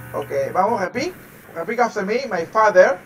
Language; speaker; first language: English; non-native, fluent; Spanish